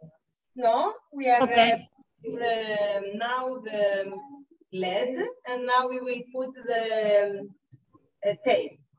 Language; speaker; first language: English; non-native, learner; Spanish